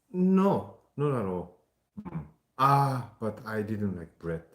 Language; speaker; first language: English; non-native, fluent; Japanese